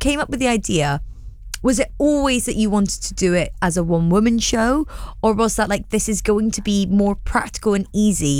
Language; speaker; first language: English; native; English